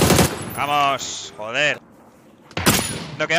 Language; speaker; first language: Spanish; native; Spanish